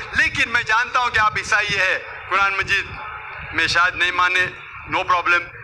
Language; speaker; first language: Hindi; non-native, local second language; Konkani